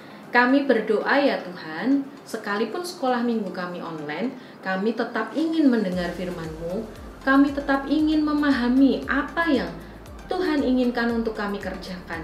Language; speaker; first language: Indonesian; native; Indonesian